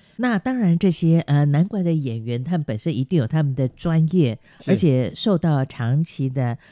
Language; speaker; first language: Chinese; native; Chinese